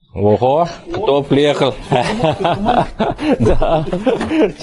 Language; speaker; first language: Russian; non-native, learner; Chinese